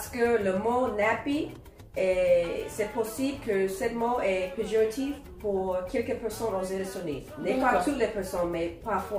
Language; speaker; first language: French; non-native, learner; English